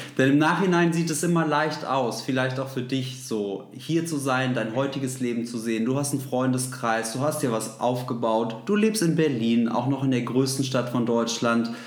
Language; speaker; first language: German; native; German